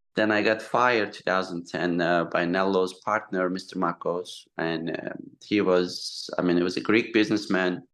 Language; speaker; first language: English; non-native, fluent; Turkish